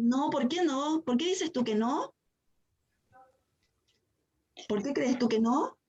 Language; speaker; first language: Spanish; native; Spanish